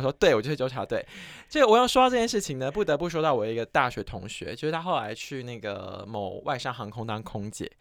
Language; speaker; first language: Chinese; native; Chinese